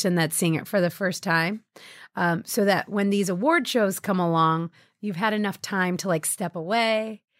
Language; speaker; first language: English; early bilingual, other home language; Hindi